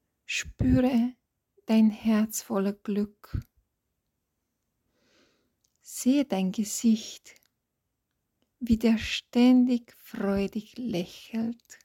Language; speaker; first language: German; non-native, fluent; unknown